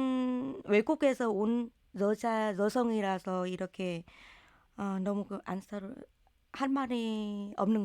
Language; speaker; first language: Korean; non-native, learner; Vietnamese